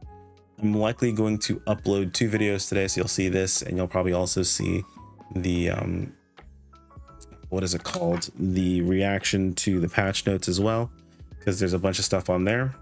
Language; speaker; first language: English; native; English